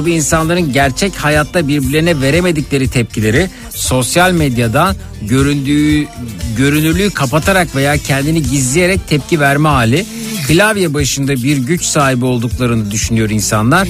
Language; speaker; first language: Turkish; native; Turkish